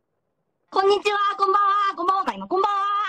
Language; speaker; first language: Japanese; native; Japanese